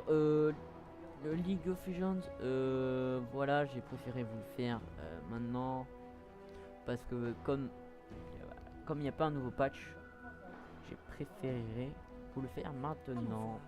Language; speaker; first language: French; native; French